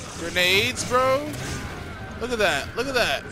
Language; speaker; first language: English; native; English